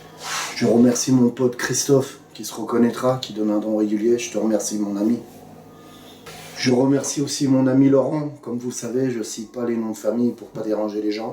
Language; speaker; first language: French; native; French